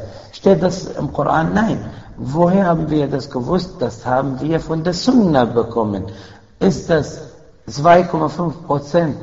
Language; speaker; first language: German; non-native, fluent; Arabic